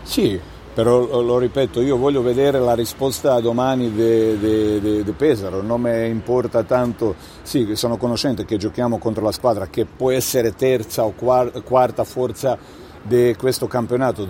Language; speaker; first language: Italian; non-native, fluent; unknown